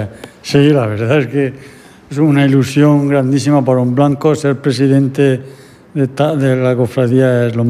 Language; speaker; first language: Spanish; native; Spanish